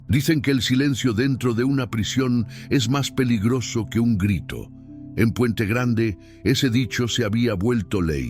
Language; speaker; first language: Spanish; native; Spanish